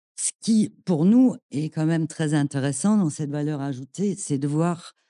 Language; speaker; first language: French; non-native, fluent; German